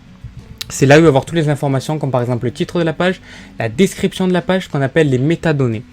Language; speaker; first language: French; native; French